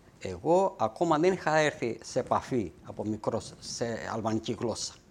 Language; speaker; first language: Greek; native; Greek